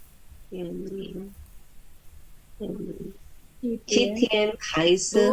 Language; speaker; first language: Chinese; non-native, learner; Indonesian